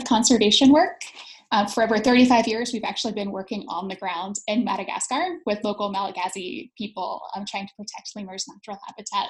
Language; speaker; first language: English; native; English